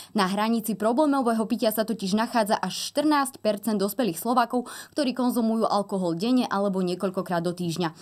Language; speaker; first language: Slovak; native; Slovak